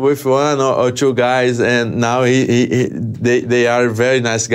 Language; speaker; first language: English; non-native, learner; Portuguese